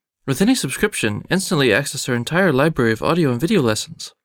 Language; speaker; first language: English; native; English